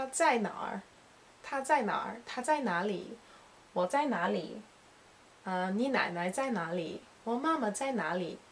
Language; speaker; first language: Chinese; non-native, learner; English